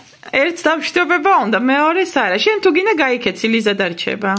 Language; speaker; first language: Georgian; native; Georgian